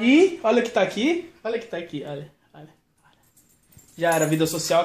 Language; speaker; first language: Portuguese; native; Portuguese